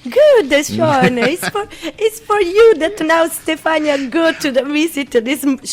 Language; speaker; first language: English; non-native, learner; Italian